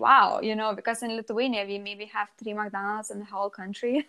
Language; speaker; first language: English; non-native, fluent; Lithuanian